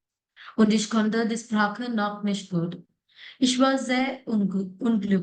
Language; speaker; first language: German; non-native, fluent; Malayalam